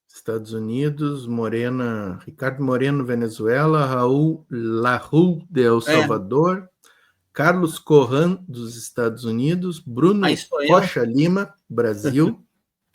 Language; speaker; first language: Portuguese; native; Portuguese